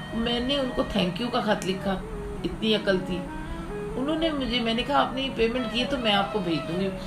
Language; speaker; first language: Urdu; non-native, local second language; Punjabi